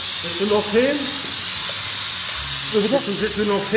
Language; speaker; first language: German; native; German